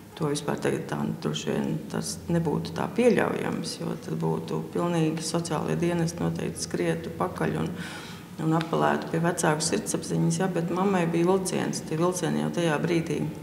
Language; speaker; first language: Latvian; native; Latvian